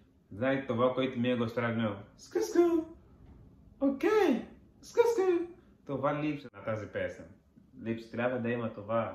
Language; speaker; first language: Bulgarian; non-native, learner; Portuguese